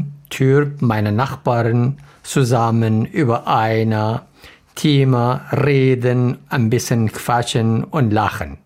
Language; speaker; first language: German; non-native, learner; Arabic